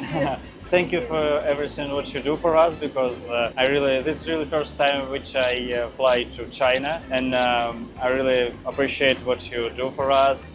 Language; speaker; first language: English; non-native, learner; Russian